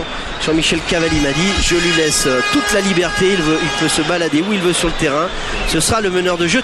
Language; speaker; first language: French; native; French